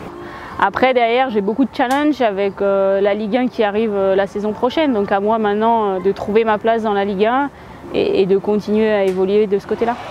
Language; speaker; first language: French; native; French